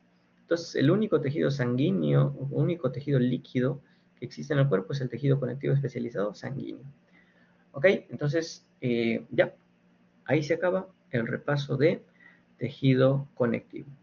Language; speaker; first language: Spanish; native; Spanish